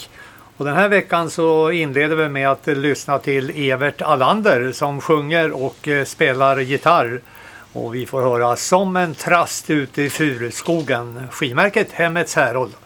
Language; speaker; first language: Swedish; native; Swedish